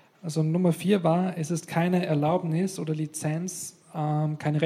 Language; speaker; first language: German; native; German